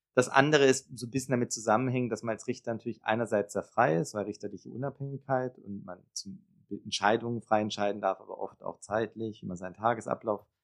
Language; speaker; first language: German; native; German